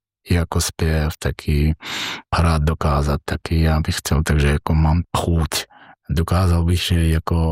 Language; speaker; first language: Czech; non-native, learner; Georgian